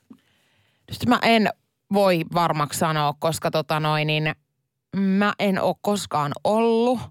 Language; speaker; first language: Finnish; native; Finnish